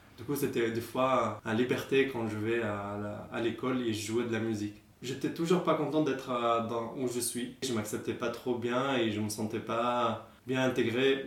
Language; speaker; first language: French; non-native, fluent; Arabic